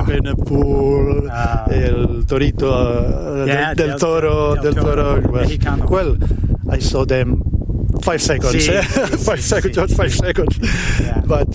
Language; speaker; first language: English; non-native, fluent; Spanish